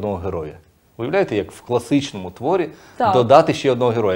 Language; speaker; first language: Ukrainian; non-native, local second language; Russian